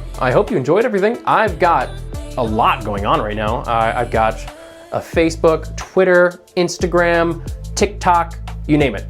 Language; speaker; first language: English; native; English